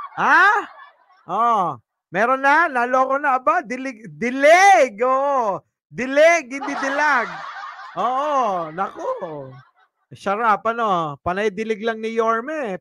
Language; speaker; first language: Filipino; non-native, local second language; Iloko